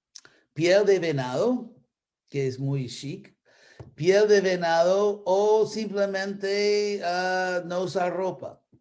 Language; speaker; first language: Spanish; non-native, fluent; English